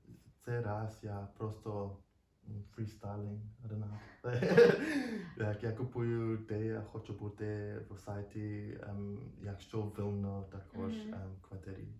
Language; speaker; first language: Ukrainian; non-native, learner; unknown